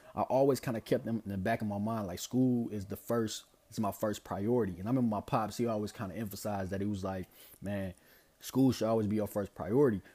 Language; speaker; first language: English; native; English